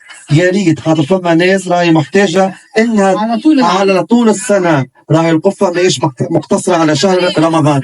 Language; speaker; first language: Arabic; native; Arabic